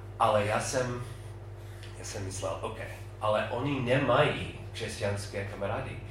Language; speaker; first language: Czech; non-native, fluent; English